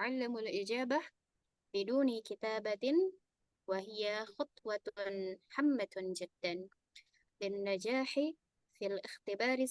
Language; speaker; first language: Arabic; non-native, learner; Indonesian